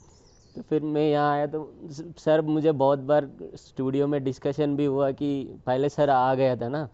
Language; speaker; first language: Hindi; non-native, local second language; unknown